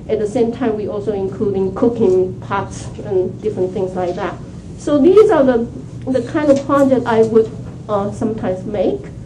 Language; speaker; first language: English; non-native, fluent; Chinese